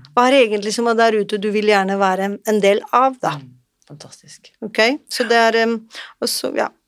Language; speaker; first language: Norwegian; non-native, fluent; Portuguese